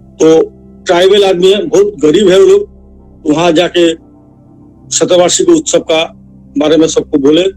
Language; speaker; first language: Hindi; non-native, local second language; Assamese